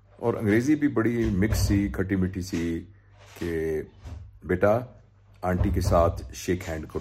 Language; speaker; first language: Urdu; non-native, local second language; Punjabi